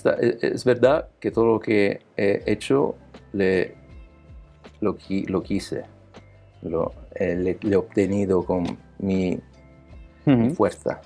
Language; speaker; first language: Spanish; non-native, learner; Italian